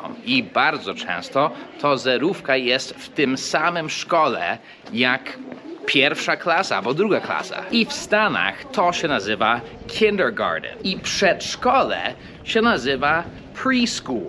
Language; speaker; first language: Polish; early bilingual, heritage; English